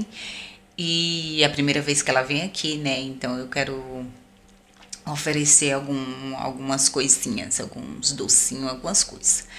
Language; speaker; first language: Portuguese; native; Portuguese